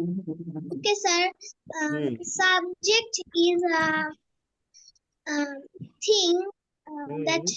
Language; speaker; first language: English; non-native, learner; Bangla